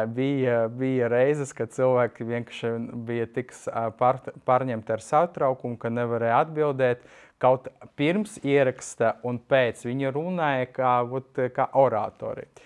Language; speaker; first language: Latvian; non-native, local second language; Russian